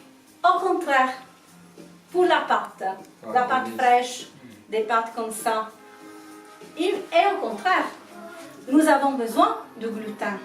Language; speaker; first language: French; non-native, learner; Italian